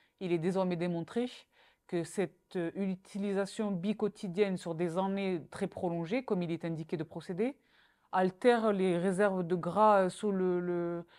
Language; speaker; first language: French; native; French